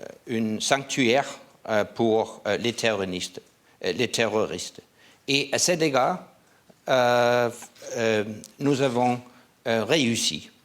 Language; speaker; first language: French; non-native, learner; Danish